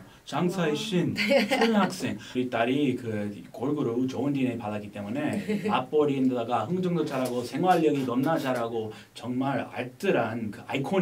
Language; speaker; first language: Korean; non-native, fluent; English